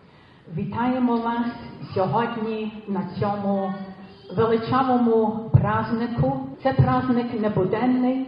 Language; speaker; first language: Ukrainian; early bilingual, heritage; Ukrainian